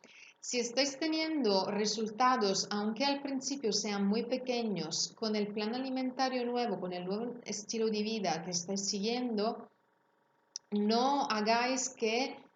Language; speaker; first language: Spanish; non-native, fluent; Italian